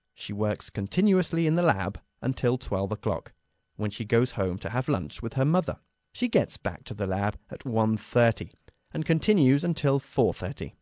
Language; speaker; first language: English; native; English